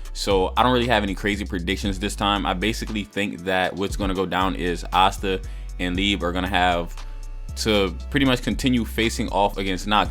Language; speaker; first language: English; native; English